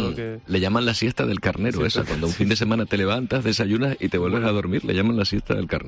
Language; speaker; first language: Spanish; native; Spanish